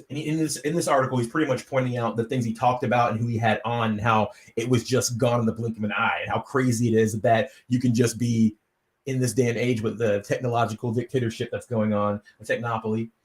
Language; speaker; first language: English; native; English